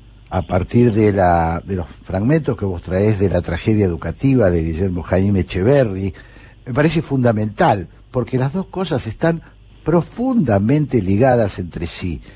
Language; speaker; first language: Spanish; native; Spanish